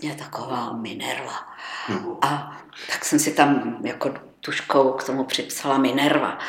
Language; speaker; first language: Czech; native; Czech